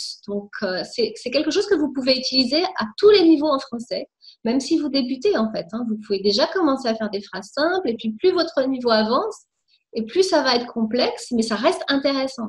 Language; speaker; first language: French; native; French